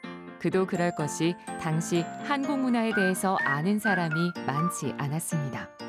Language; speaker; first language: Korean; native; Korean